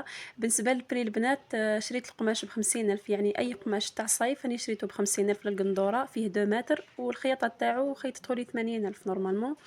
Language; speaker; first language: Arabic; native; Arabic